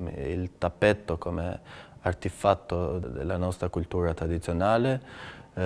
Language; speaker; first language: Italian; non-native, fluent; Albanian